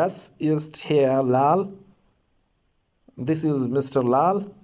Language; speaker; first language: German; non-native, learner; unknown